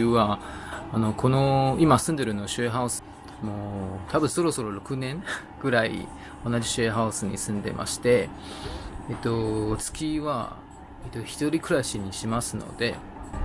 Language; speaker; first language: Japanese; non-native, fluent; Chinese